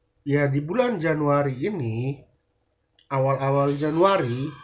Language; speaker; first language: Indonesian; native; Indonesian